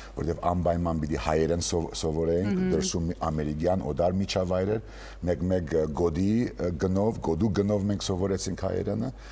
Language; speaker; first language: Armenian; early bilingual, heritage; Armenian